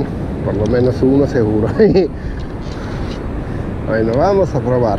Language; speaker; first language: Spanish; non-native, fluent; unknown